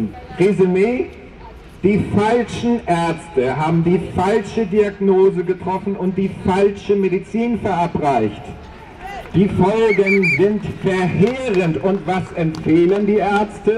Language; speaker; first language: German; native; German